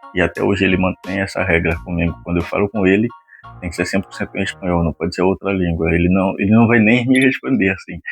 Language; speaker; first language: Portuguese; non-native, fluent; Haitian Creole